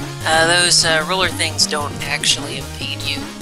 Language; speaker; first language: English; native; English